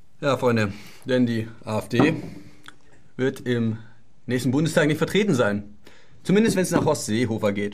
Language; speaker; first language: German; native; German